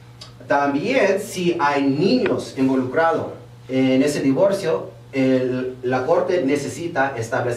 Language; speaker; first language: Spanish; early bilingual, heritage; Spanish